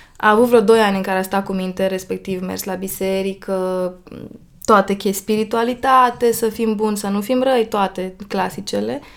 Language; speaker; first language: Romanian; native; Romanian